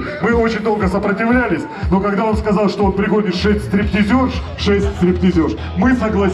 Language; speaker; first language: Russian; native; Russian